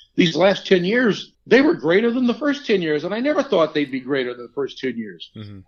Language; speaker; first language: English; native; English